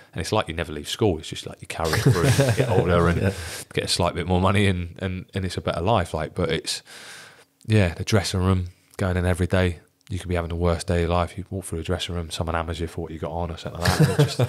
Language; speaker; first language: English; native; English